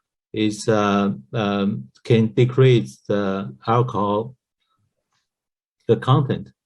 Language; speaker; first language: English; non-native, learner; Chinese